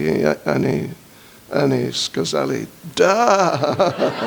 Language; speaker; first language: Russian; non-native, learner; English